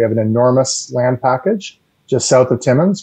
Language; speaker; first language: English; native; English